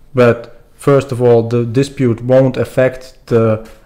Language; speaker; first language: English; non-native, fluent; Latvian